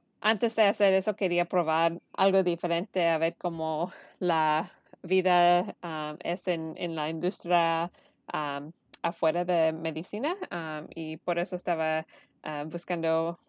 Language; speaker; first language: Spanish; early bilingual, heritage; Spanish